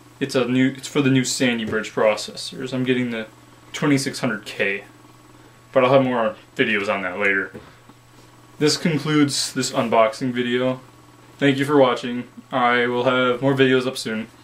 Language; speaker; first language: English; native; English